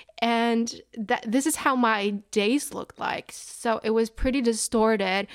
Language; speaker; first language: English; non-native, fluent; Polish